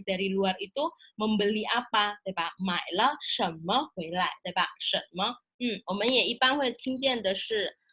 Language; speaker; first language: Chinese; non-native, fluent; Indonesian